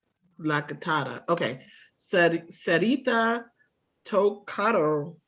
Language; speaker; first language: Spanish; non-native, learner; English